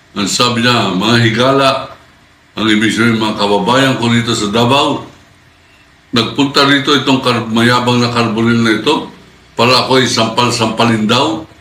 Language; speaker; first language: Filipino; native; Filipino